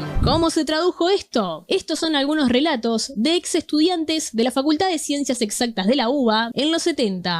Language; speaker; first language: Spanish; native; Spanish